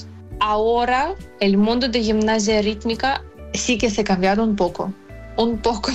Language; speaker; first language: Spanish; non-native, fluent; Ukrainian